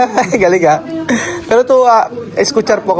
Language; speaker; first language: Spanish; non-native, learner; Filipino